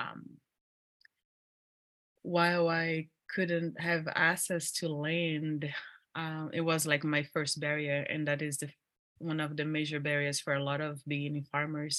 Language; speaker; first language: English; non-native, fluent; Portuguese